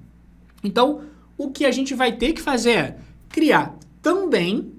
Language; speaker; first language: Portuguese; native; Portuguese